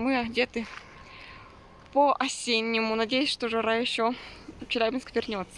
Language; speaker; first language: Russian; native; Russian